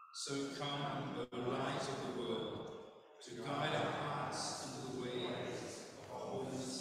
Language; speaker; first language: English; native; English